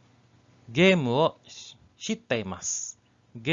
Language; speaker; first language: Japanese; non-native, learner; English